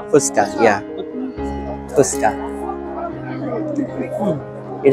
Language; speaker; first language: English; non-native, fluent; Bangla